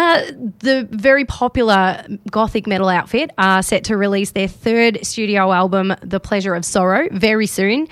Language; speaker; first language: English; native; English